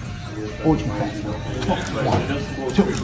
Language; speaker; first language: Russian; non-native, fluent; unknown